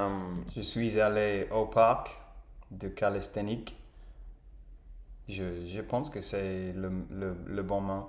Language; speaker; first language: French; non-native, learner; English